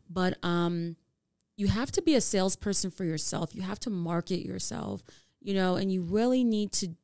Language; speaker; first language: English; native; English